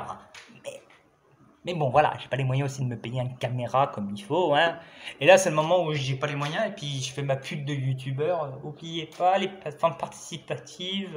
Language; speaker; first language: French; native; French